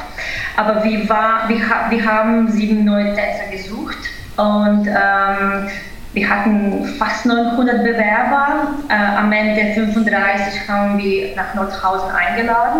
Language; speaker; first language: German; non-native, fluent; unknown